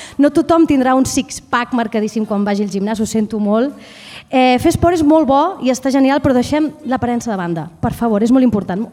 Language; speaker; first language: Catalan; native; Catalan